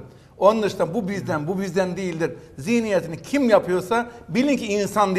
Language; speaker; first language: Turkish; native; Turkish